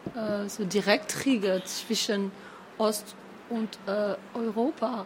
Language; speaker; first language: German; non-native, fluent; French